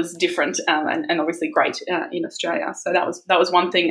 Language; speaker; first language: English; early bilingual, other home language; German